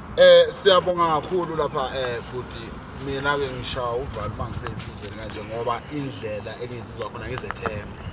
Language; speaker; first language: Zulu; native; Zulu